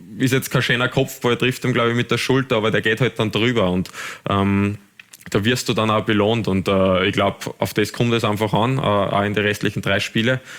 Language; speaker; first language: German; native; German